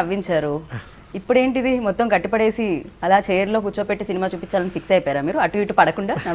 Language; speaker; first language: Telugu; native; Telugu